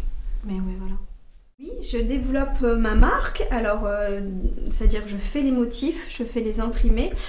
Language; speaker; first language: French; native; French